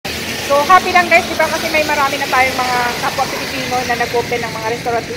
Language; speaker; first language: Filipino; native; Filipino